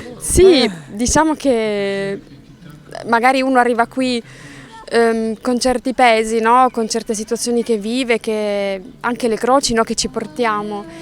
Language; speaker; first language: Italian; native; Italian